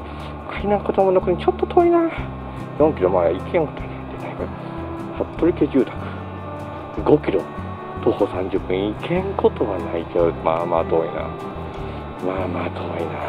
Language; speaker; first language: Japanese; native; Japanese